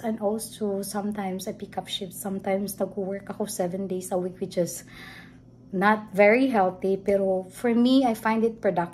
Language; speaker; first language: English; non-native, local second language; Filipino